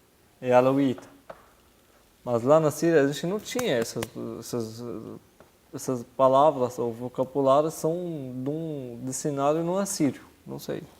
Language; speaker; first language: Portuguese; non-native, fluent; Arabic